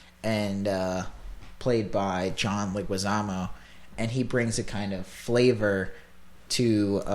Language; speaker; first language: English; native; English